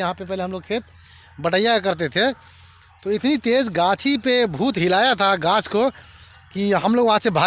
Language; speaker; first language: Hindi; native; Hindi